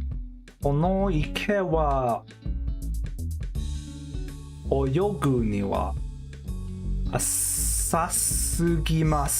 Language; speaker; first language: Japanese; non-native, learner; English